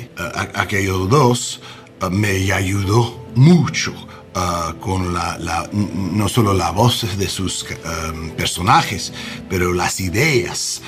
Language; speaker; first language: Spanish; non-native, learner; English